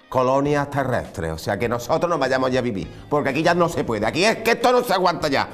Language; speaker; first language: Spanish; native; Spanish